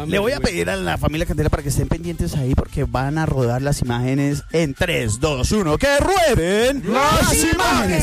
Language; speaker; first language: Spanish; native; Spanish